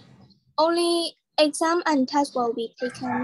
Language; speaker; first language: English; non-native, learner; Burmese